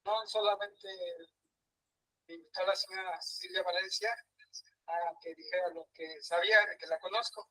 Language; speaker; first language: Spanish; native; Spanish